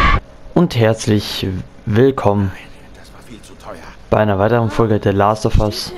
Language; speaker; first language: German; native; German